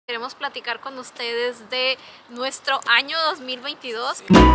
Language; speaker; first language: Spanish; native; Spanish